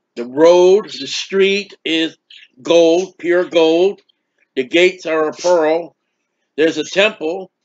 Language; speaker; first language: English; native; English